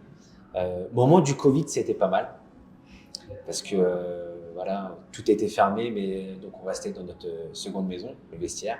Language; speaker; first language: French; native; French